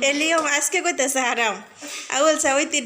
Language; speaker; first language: Arabic; non-native, learner; Bangla